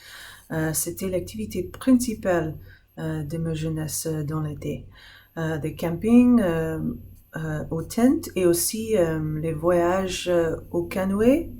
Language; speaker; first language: French; non-native, fluent; English